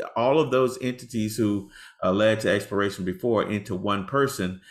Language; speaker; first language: English; native; English